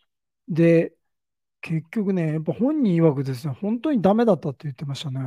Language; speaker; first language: Japanese; native; Japanese